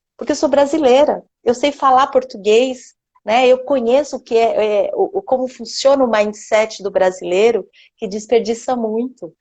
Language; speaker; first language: Portuguese; non-native, local second language; Japanese